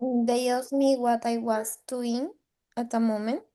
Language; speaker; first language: English; non-native, learner; Spanish